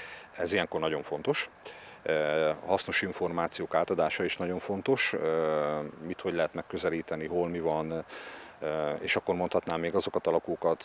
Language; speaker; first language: Hungarian; native; Hungarian